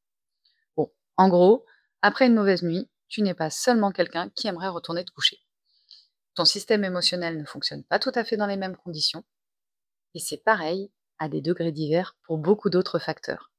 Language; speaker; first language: French; native; French